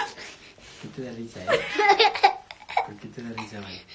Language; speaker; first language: Spanish; native; Spanish